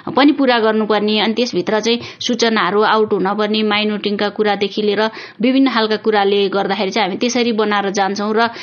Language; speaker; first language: Nepali; native; Nepali